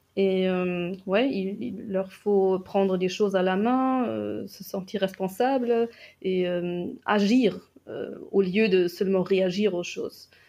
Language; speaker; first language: French; non-native, fluent; German